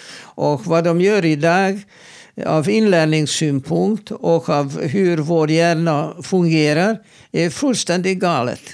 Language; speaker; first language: Swedish; non-native, fluent; Hungarian